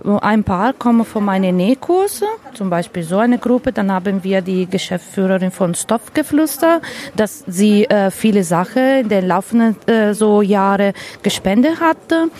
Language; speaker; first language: German; non-native, learner; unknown